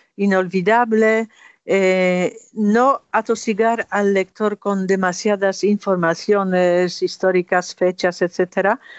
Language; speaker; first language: Spanish; non-native, fluent; Polish